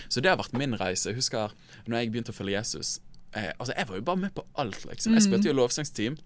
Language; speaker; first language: Norwegian; native; Norwegian